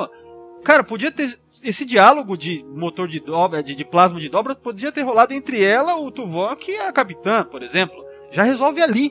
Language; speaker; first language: Portuguese; native; Portuguese